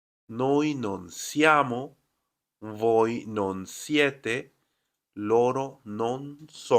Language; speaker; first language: Italian; non-native, fluent; Spanish